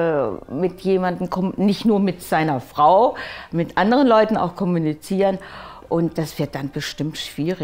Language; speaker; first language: German; early bilingual, other home language; Japanese